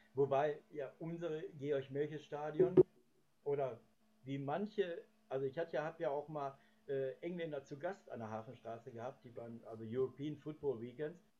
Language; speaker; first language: German; native; German